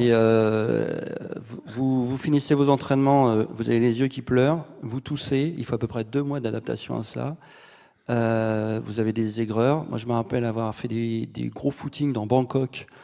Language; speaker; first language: French; native; French